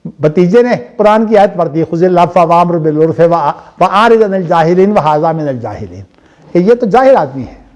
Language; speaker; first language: Urdu; non-native, local second language; Punjabi